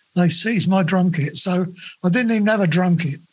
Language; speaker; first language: English; native; English